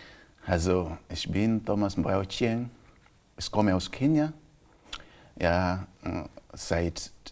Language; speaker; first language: German; non-native, local second language; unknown